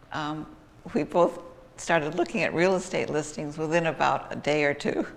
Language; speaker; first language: English; native; English